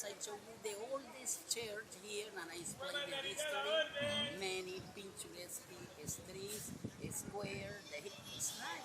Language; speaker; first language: English; non-native, learner; Spanish